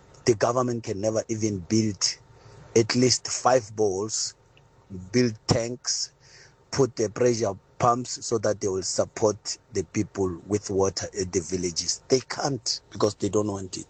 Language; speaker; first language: English; non-native, local second language; Tsonga